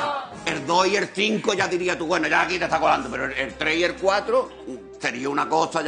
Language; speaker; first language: Spanish; native; Spanish